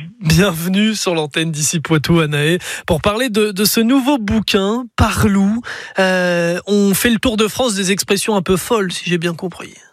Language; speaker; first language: French; native; French